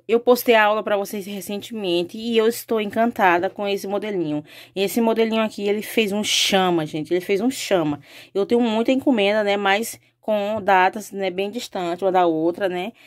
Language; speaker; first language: Portuguese; native; Portuguese